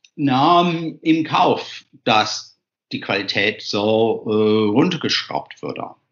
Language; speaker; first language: German; non-native, fluent; English